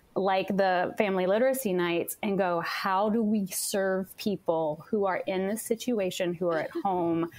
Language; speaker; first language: English; native; English